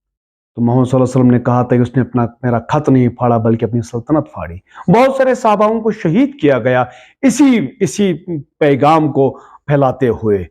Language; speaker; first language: Urdu; native; Urdu